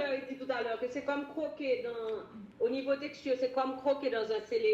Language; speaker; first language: French; native; French